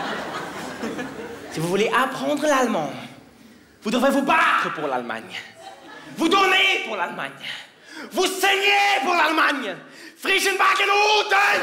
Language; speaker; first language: French; native; French